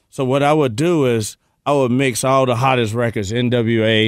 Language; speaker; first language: English; native; English